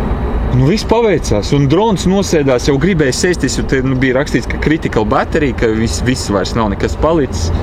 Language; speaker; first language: Latvian; native; Latvian